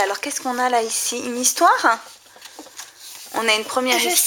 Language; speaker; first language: French; native; French